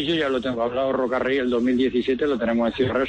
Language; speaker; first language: Spanish; native; Spanish